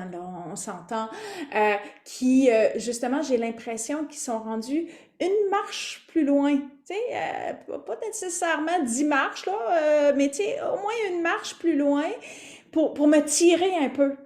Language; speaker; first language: French; native; French